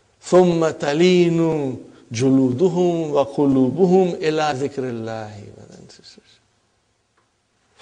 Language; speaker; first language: Arabic; non-native, fluent; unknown